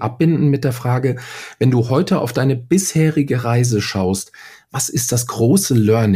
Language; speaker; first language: German; native; German